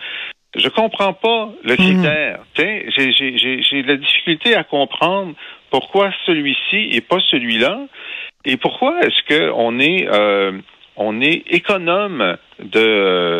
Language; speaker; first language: French; native; French